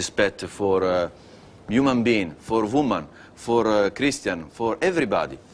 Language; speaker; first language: English; non-native, learner; Italian